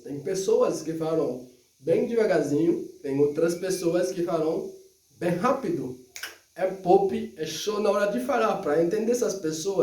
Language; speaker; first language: Portuguese; non-native, fluent; Haitian Creole